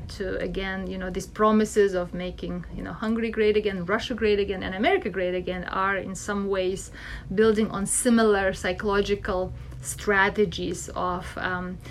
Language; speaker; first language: English; non-native, fluent; Russian